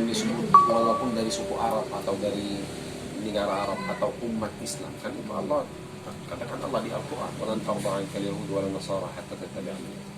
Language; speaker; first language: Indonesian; non-native, fluent; Arabic